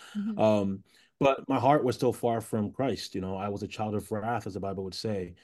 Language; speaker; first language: English; early bilingual, other home language; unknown